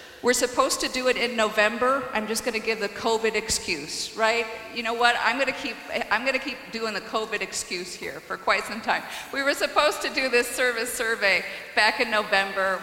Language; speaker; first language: English; native; English